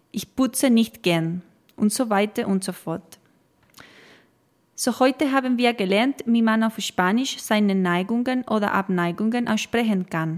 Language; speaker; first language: German; non-native, fluent; Spanish